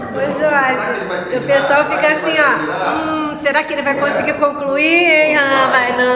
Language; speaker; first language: Portuguese; native; Portuguese